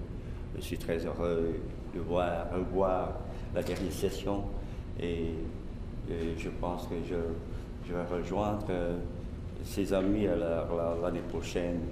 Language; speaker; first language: French; non-native, learner; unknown